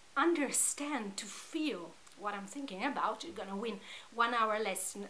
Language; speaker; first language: English; non-native, fluent; Italian